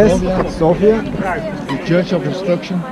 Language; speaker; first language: English; non-native, learner; Dutch